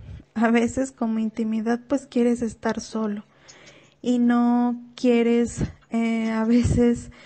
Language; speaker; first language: Spanish; native; Spanish